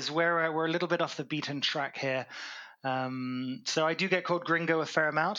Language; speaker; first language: English; native; English